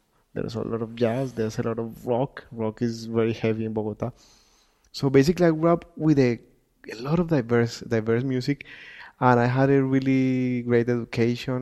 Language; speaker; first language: English; non-native, fluent; Spanish